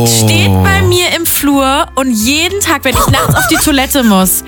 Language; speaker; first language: German; native; German